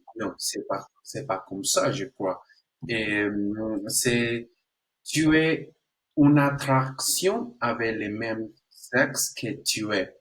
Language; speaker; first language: French; non-native, learner; Spanish